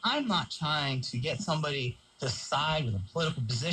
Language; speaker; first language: English; native; English